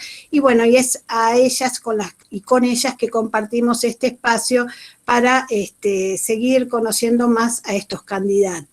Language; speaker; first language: Spanish; native; Spanish